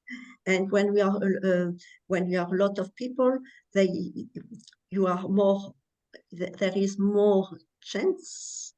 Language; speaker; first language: English; non-native, learner; French